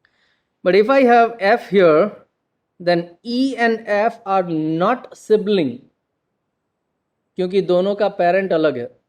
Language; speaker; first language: English; non-native, local second language; Gujarati